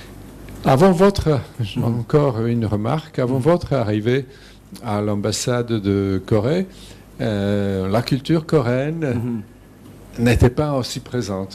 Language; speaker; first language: French; non-native, fluent; Serbian